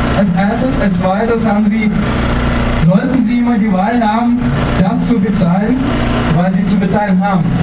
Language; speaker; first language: German; non-native, fluent; Russian